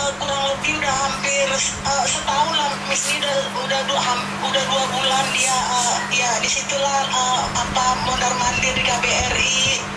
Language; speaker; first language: Indonesian; native; Indonesian